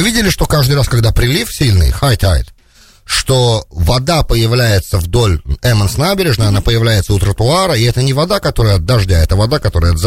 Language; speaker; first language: Russian; native; Russian